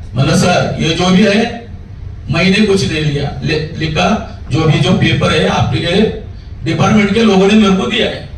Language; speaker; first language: Hindi; non-native, local second language; Marathi